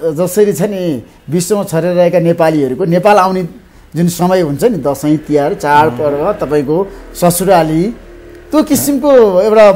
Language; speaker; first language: Nepali; native; Nepali